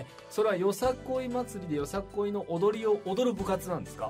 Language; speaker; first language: Japanese; native; Japanese